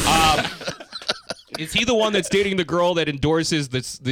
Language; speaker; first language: English; native; English